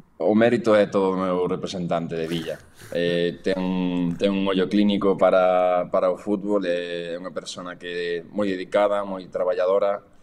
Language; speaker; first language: Galician; native; Galician